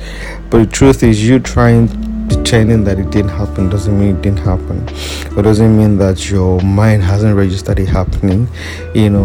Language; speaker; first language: English; non-native, local second language; Yoruba